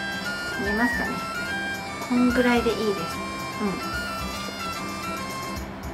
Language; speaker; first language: Japanese; non-native, fluent; Chinese